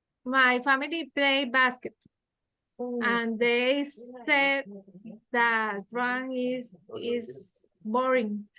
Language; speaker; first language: English; non-native, learner; Spanish